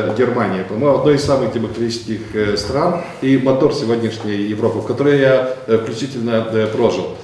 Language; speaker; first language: Russian; non-native, local second language; Romanian